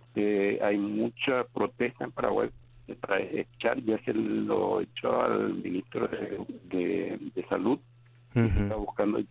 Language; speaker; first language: Spanish; native; Spanish